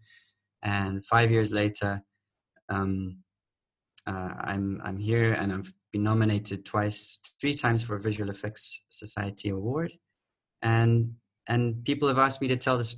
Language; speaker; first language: English; native; English